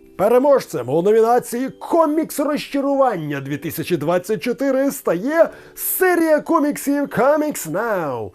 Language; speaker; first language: Ukrainian; native; Ukrainian